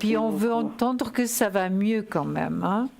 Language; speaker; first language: French; native; French